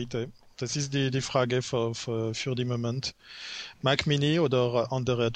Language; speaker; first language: German; non-native, learner; French